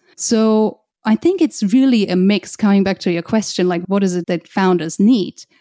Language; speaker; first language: English; non-native, fluent; German